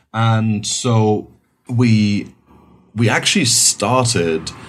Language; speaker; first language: English; non-native, fluent; German